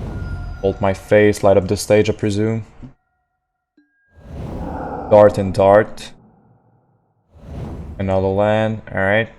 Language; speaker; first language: English; non-native, fluent; French